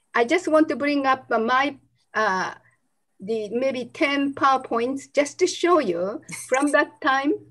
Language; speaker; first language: English; non-native, fluent; Japanese